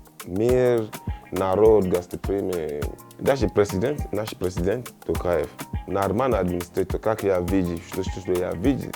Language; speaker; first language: Russian; non-native, learner; Yoruba